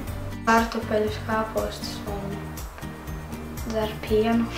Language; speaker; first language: Latvian; early bilingual, heritage; Latvian